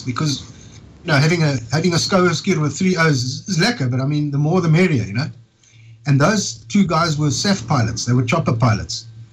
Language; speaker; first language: English; native; English